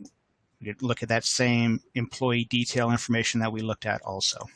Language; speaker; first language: English; native; English